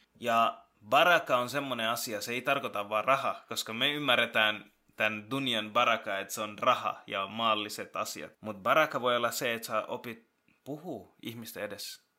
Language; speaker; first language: Finnish; early bilingual, other home language; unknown